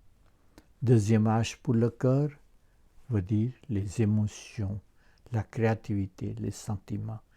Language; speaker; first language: French; non-native, fluent; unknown